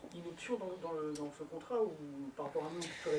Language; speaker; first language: French; native; French